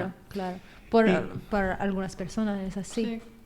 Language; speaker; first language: Spanish; non-native, fluent; Filipino